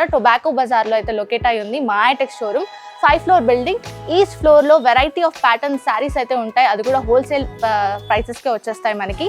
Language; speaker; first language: Telugu; native; Telugu